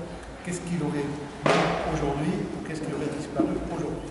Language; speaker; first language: French; native; French